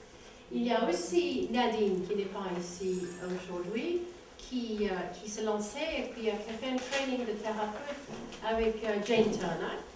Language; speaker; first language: French; non-native, fluent; English